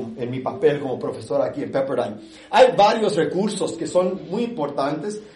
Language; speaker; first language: Spanish; early bilingual, heritage; English